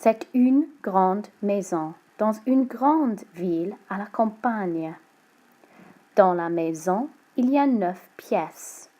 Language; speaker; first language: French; non-native, fluent; English